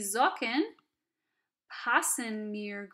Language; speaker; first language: German; non-native, fluent; English